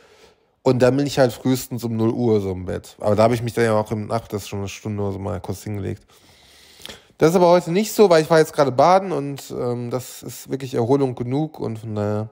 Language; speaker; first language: German; native; German